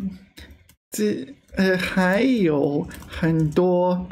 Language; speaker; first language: Chinese; non-native, learner; English